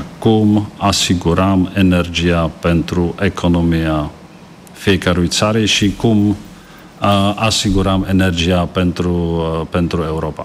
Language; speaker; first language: Romanian; non-native, learner; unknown